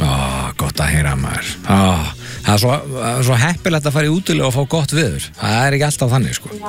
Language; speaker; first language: Icelandic; native; Icelandic